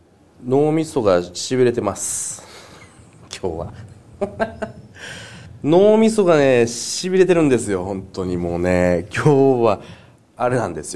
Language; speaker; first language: Japanese; native; Japanese